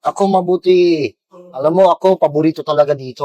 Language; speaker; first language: Filipino; non-native, learner; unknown